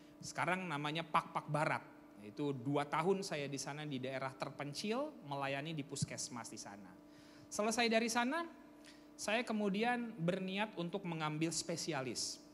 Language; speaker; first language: Indonesian; native; Indonesian